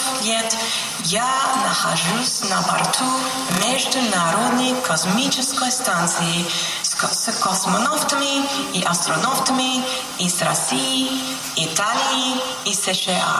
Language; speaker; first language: Russian; non-native, learner; English